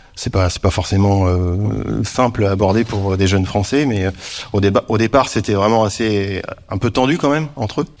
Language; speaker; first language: French; native; French